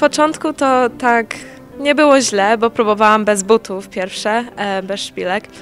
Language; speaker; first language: Polish; early bilingual, heritage; Polish